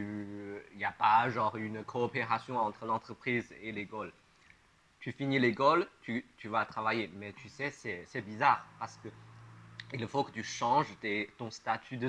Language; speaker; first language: French; non-native, fluent; Chinese